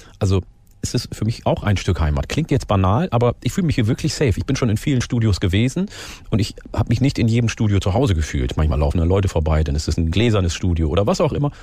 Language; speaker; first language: German; early bilingual, other home language; Oromo